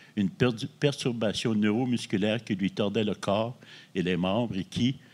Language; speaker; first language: French; native; French